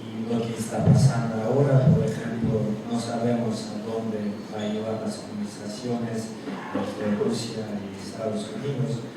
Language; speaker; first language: Spanish; non-native, fluent; Russian